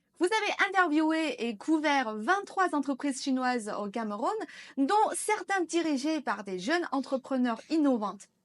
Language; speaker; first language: French; non-native, fluent; Chinese